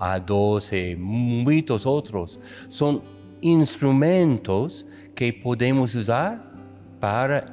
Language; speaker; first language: Portuguese; non-native, fluent; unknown